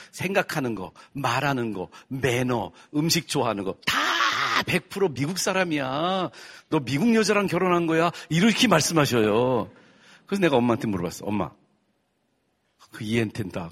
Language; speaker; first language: Korean; early bilingual, heritage; Korean